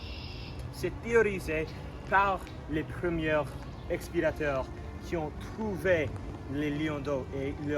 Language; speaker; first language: French; non-native, learner; English